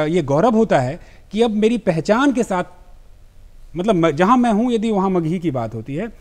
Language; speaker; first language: Hindi; native; Hindi